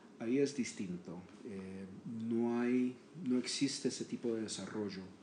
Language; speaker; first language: Spanish; native; Spanish